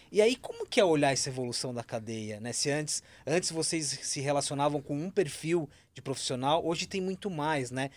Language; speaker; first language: Portuguese; native; Portuguese